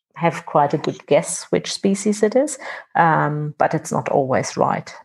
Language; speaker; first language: English; non-native, fluent; German